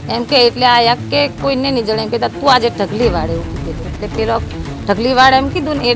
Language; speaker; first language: Gujarati; non-native, local second language; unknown